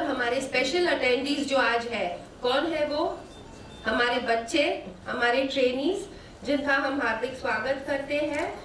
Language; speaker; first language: Hindi; non-native, local second language; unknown